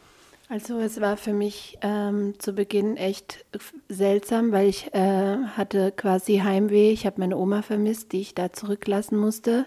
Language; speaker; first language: German; early bilingual, other home language; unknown